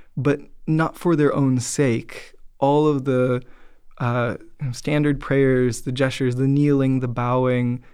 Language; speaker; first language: English; native; English